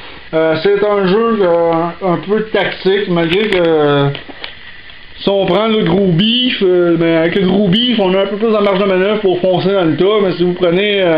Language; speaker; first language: French; native; French